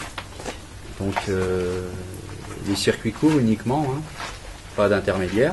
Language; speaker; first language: French; native; French